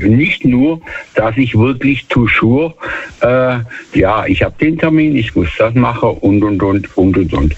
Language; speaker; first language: German; native; German